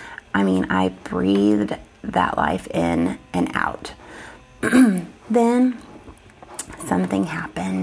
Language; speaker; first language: English; native; English